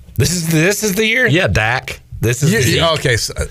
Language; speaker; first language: English; native; English